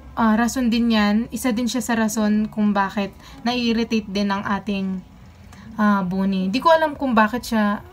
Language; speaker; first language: Filipino; non-native, local second language; Pampanga